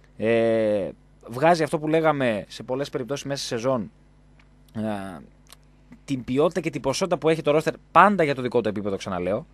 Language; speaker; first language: Greek; native; Greek